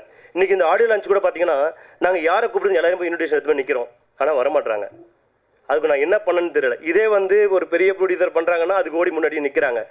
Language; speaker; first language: Tamil; native; Tamil